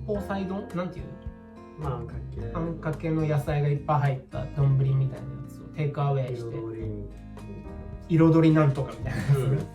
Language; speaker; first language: Japanese; native; Japanese